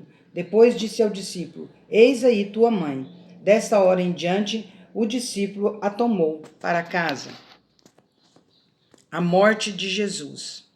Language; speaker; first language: Portuguese; native; Portuguese